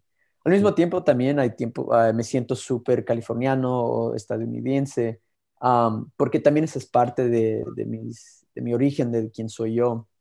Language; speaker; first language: Spanish; early bilingual, heritage; Spanish